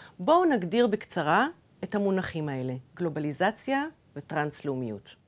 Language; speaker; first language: Hebrew; early bilingual, other home language; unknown